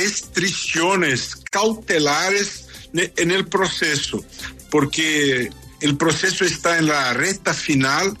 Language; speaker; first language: Spanish; non-native, fluent; Portuguese